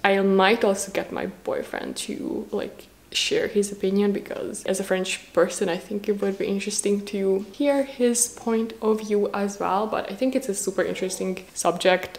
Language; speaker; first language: English; non-native, fluent; Hungarian